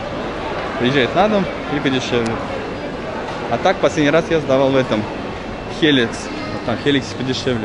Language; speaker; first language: Russian; native; Russian